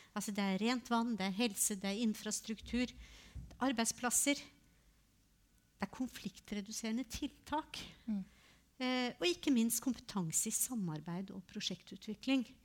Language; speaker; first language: Norwegian; native; Norwegian